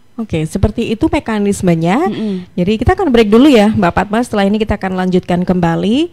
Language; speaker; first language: Indonesian; native; Indonesian